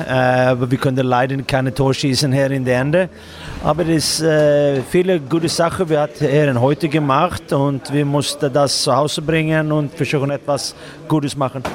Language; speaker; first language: German; non-native, learner; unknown